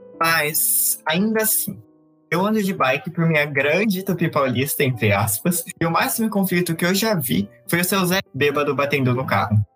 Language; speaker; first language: Portuguese; native; Portuguese